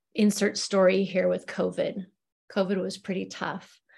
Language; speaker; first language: English; native; English